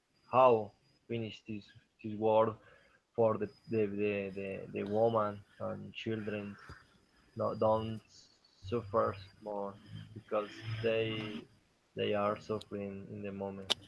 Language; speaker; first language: English; non-native, learner; Spanish